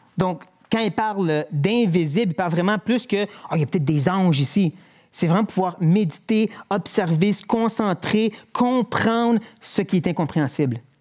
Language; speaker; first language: French; native; French